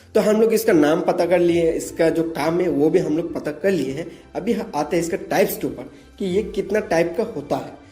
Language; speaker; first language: Hindi; non-native, local second language; Bangla